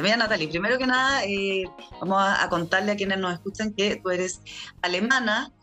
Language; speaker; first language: Spanish; native; Spanish